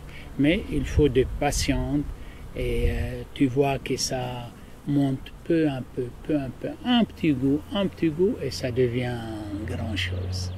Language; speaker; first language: French; non-native, learner; Arabic